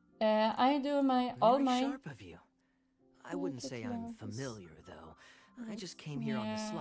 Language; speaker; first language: English; non-native, learner; Swedish